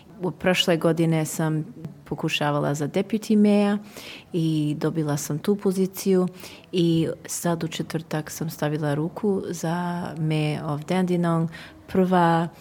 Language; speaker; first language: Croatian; early bilingual, heritage; Serbian